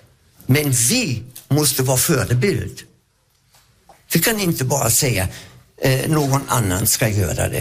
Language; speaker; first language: Swedish; non-native, fluent; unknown